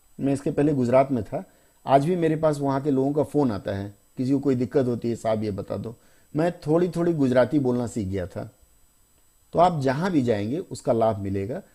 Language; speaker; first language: Hindi; native; Hindi